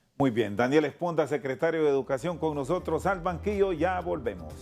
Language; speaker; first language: Spanish; native; Spanish